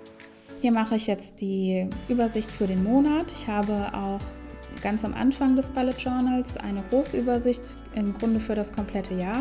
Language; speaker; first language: German; native; German